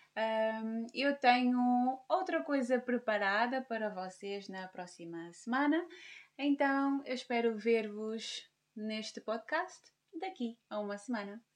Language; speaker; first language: Portuguese; native; Portuguese